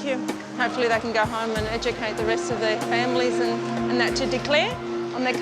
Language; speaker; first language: English; native; English